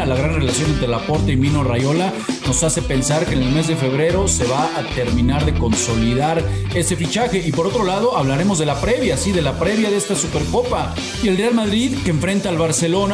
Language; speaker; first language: Spanish; native; Spanish